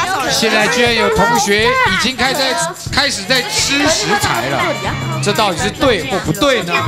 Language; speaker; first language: Chinese; native; Chinese